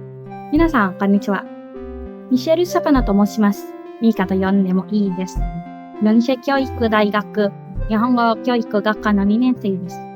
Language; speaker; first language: Japanese; non-native, learner; Indonesian